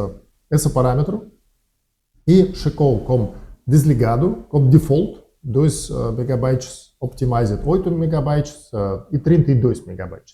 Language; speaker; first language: Portuguese; non-native, learner; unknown